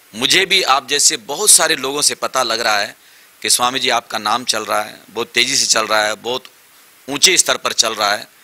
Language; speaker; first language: Hindi; native; Hindi